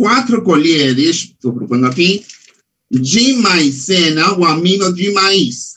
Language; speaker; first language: Portuguese; non-native, fluent; Spanish